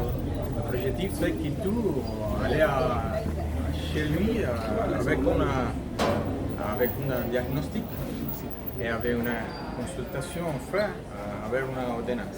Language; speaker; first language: French; non-native, learner; Spanish